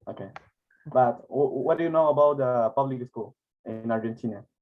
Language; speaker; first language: English; non-native, learner; Spanish